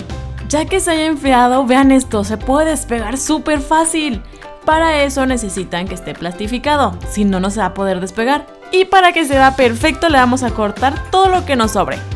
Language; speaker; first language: Spanish; native; Spanish